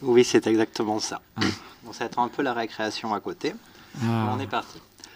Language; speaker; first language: French; native; French